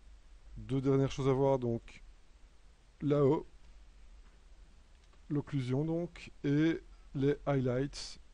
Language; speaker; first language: French; native; French